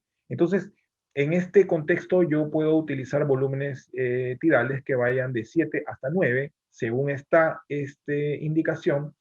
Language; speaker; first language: Spanish; native; Spanish